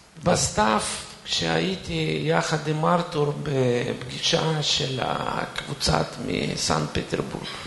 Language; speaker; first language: Hebrew; non-native, fluent; Russian